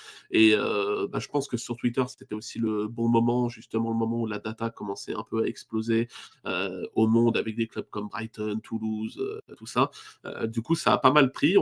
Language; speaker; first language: French; native; French